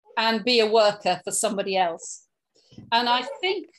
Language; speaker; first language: English; native; English